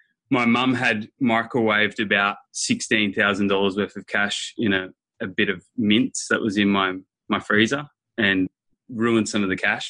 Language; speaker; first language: English; native; English